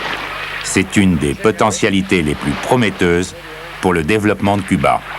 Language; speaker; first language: French; native; French